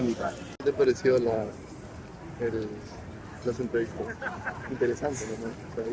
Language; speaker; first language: Spanish; native; Spanish